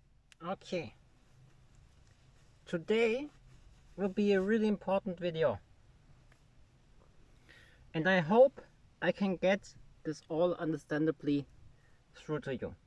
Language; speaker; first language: English; non-native, fluent; German